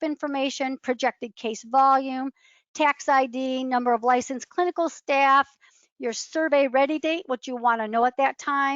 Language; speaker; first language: English; native; English